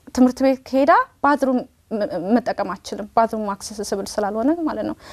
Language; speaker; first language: Amharic; native; Amharic